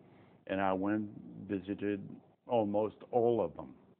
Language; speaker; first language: English; non-native, fluent; French